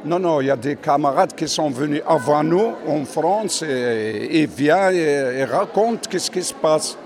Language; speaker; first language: French; non-native, fluent; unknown